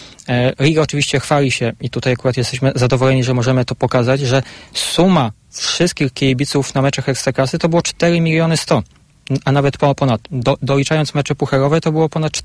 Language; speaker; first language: Polish; native; Polish